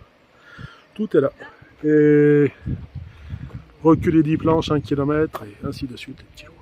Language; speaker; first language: French; native; French